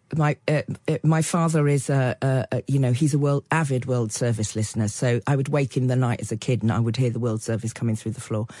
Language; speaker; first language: English; native; English